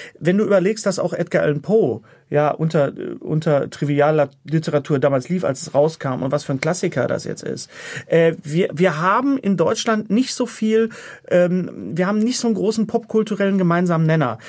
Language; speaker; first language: German; native; German